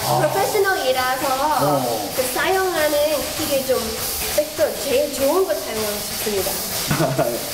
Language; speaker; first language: Korean; non-native, learner; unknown